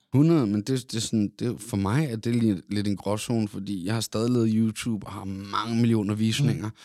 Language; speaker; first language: Danish; native; Danish